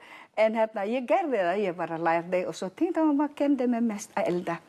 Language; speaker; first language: Icelandic; non-native, learner; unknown